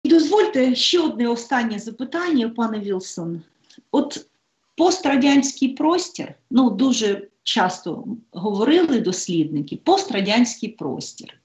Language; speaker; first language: Ukrainian; native; Ukrainian